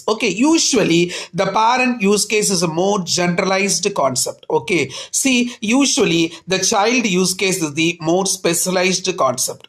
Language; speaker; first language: English; non-native, local second language; Tamil